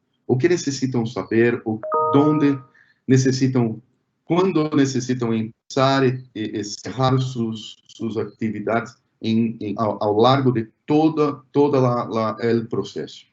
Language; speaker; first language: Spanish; non-native, fluent; Portuguese